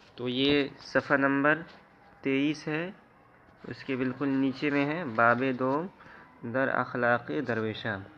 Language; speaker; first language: Urdu; native; Urdu